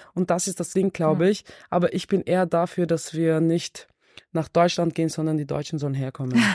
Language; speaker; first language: German; early bilingual, other home language; Turkish